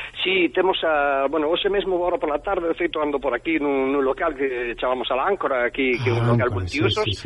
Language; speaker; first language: Galician; native; Galician